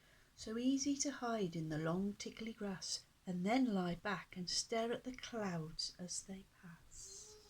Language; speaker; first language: English; native; English